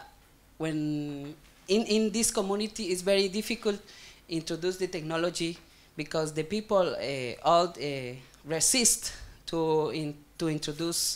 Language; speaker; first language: English; non-native, learner; Spanish